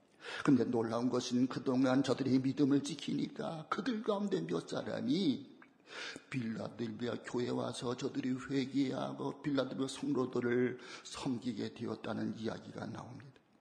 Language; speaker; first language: Korean; native; Korean